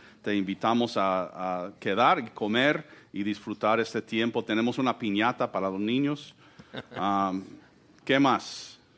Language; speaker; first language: Spanish; non-native, fluent; English